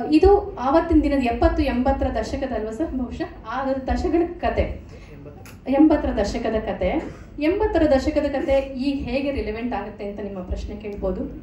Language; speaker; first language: Kannada; native; Kannada